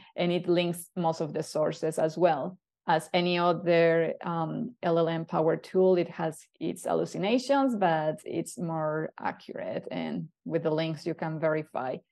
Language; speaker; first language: English; non-native, fluent; Spanish